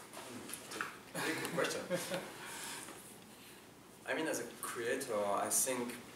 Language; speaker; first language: English; non-native, fluent; French